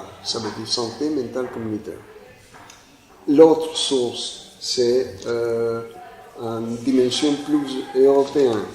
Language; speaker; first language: French; non-native, fluent; Spanish